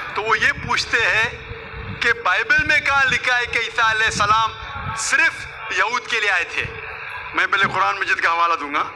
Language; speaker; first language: Hindi; non-native, local second language; Konkani